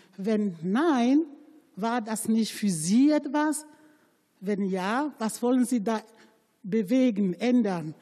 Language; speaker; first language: German; non-native, fluent; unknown